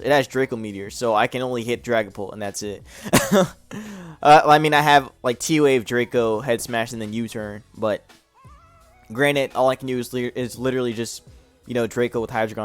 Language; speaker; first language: English; native; English